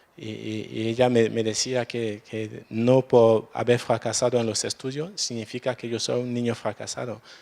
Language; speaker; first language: Spanish; non-native, fluent; French